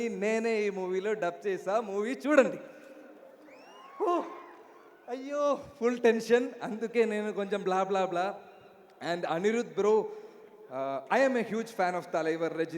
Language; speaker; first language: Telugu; non-native, learner; Malayalam